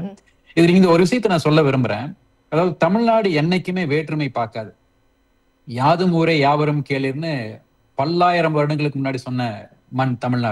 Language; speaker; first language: Tamil; native; Tamil